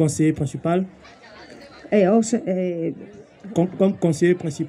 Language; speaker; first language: French; non-native, learner; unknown